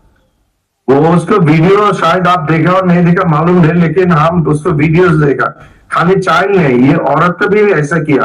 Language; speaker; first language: Hindi; non-native, learner; Bangla